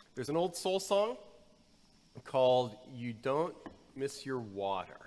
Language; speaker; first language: English; native; English